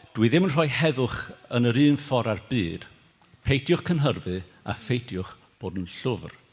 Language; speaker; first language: Welsh; native; Welsh